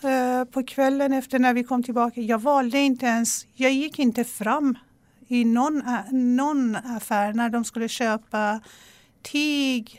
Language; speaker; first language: Swedish; non-native, fluent; Persian